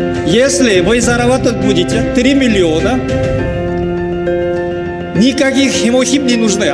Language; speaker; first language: Russian; non-native, learner; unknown